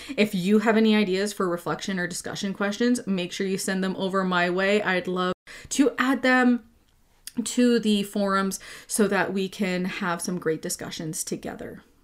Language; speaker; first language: English; native; English